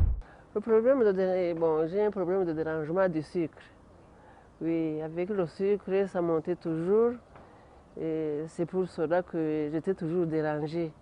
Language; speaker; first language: French; non-native, local second language; Kinyarwanda